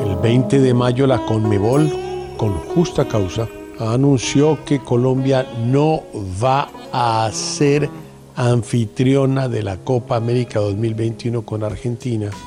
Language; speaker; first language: Spanish; native; Spanish